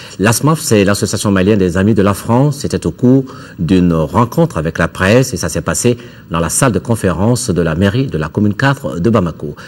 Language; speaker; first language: French; non-native, local second language; Bambara